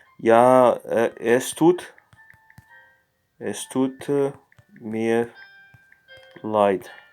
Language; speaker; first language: German; non-native, learner; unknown